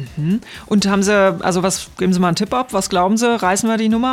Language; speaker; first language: German; native; German